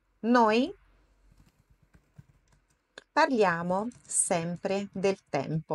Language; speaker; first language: Italian; non-native, fluent; Portuguese